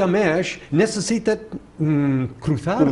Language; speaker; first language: Spanish; non-native, fluent; English